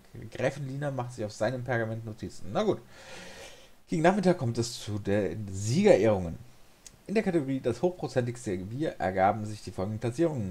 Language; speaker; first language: German; native; German